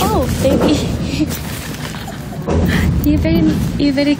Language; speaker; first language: English; non-native, learner; Korean